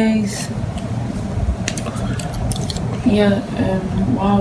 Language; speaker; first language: English; non-native, learner; Hebrew